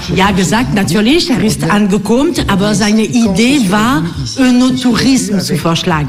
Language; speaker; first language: German; non-native, learner; French